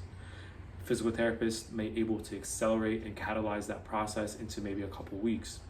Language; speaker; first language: English; native; English